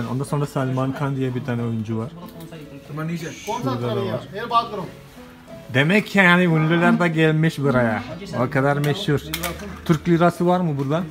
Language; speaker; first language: Turkish; non-native, fluent; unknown